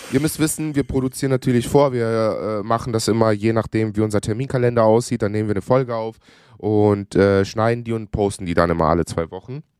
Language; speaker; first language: German; early bilingual, other home language; Greek